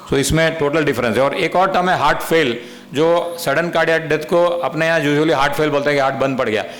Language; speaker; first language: Hindi; non-native, local second language; Gujarati